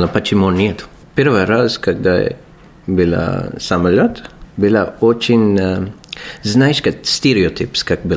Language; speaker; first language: Russian; non-native, learner; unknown